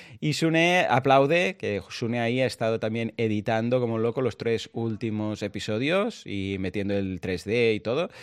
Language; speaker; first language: Spanish; non-native, local second language; Catalan